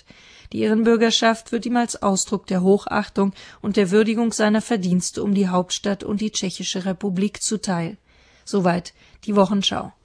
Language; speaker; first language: German; native; German